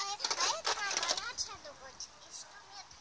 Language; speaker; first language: Russian; early bilingual, heritage; Russian